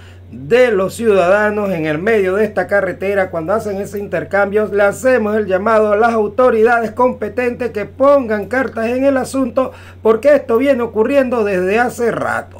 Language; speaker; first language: Spanish; native; Spanish